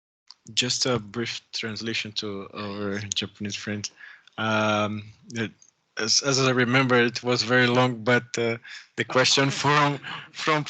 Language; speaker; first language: English; non-native, fluent; Portuguese